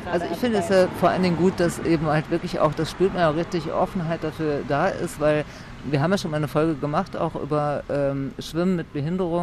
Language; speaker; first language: German; native; German